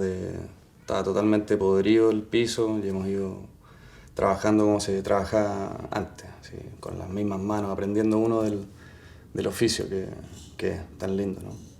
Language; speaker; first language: Spanish; native; Spanish